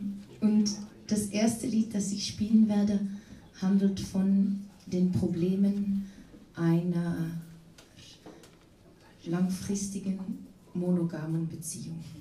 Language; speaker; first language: German; non-native, learner; Dutch